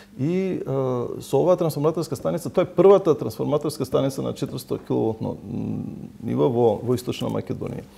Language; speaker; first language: Macedonian; native; Macedonian